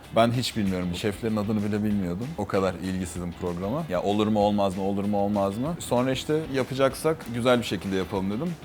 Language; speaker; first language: Turkish; native; Turkish